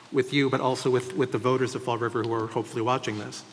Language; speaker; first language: English; native; English